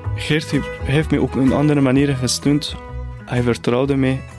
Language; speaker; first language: Dutch; non-native, fluent; Persian